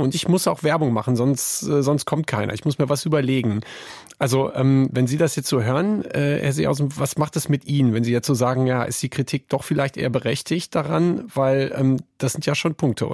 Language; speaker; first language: German; native; German